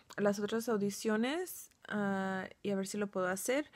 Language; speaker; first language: Spanish; early bilingual, heritage; Spanish